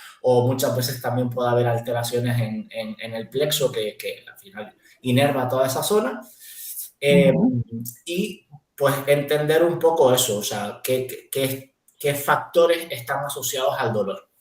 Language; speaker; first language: Spanish; native; Spanish